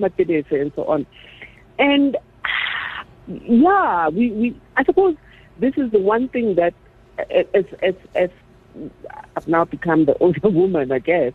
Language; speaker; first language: English; non-native, local second language; Zulu